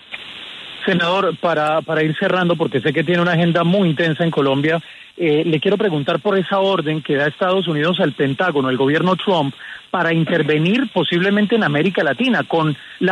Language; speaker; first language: Spanish; native; Spanish